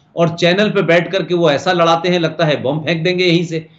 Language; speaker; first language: Hindi; native; Hindi